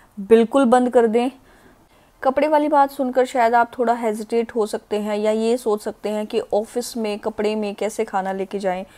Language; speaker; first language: Hindi; native; Hindi